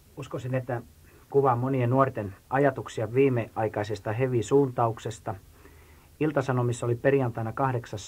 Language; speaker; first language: Finnish; native; Finnish